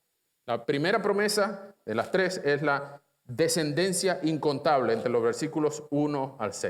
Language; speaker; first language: Spanish; native; Spanish